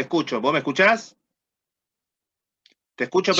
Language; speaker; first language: Spanish; native; Spanish